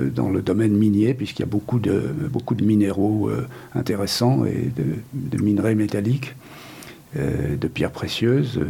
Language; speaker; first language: French; native; French